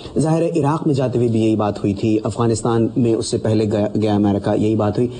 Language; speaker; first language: Urdu; native; Urdu